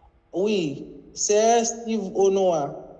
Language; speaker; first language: French; non-native, local second language; Haitian Creole